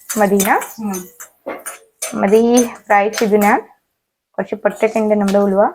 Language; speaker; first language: Malayalam; non-native, learner; Hindi